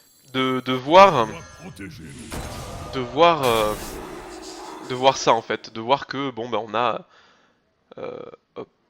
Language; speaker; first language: French; native; French